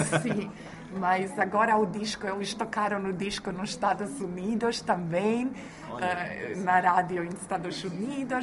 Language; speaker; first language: Portuguese; non-native, fluent; Croatian